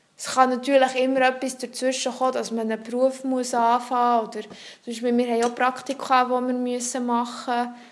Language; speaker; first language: German; non-native, local second language; French